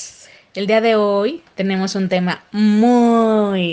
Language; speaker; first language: Spanish; native; Spanish